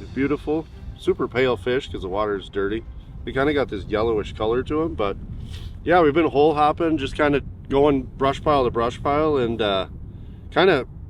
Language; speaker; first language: English; native; English